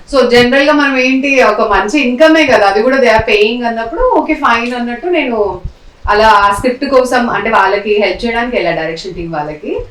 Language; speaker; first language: Telugu; non-native, local second language; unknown